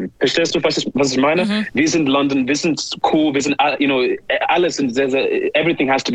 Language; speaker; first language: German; non-native, learner; English